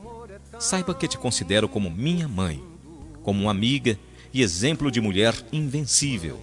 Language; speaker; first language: Portuguese; native; Portuguese